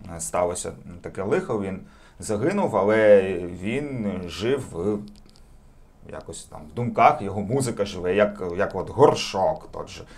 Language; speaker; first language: Ukrainian; non-native, local second language; Russian